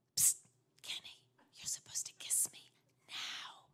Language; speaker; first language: English; native; English